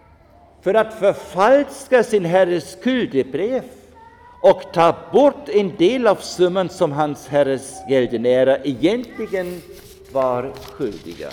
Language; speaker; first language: Swedish; non-native, fluent; German